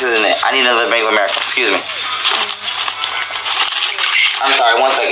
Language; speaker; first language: English; native; English